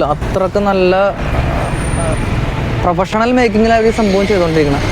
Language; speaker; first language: Malayalam; native; Malayalam